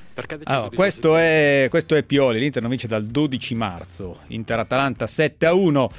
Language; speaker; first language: Italian; native; Italian